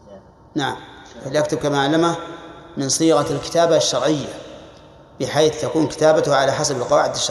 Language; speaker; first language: Arabic; native; Arabic